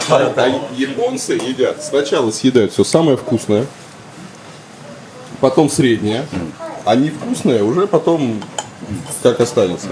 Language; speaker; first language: Russian; native; Russian